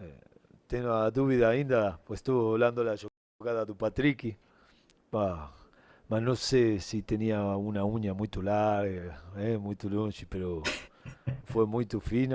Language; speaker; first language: Portuguese; non-native, learner; Spanish